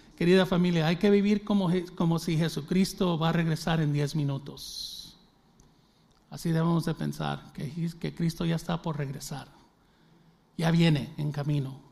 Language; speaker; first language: Spanish; early bilingual, heritage; Spanish